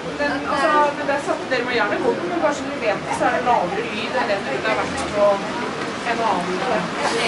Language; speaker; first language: Norwegian; native; Norwegian